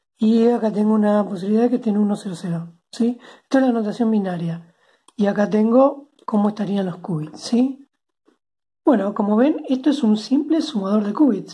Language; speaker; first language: Spanish; native; Spanish